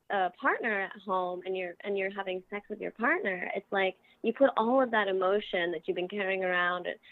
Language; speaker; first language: English; native; English